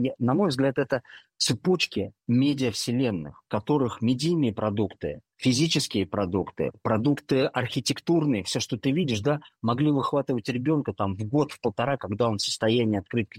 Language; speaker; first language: Russian; native; Russian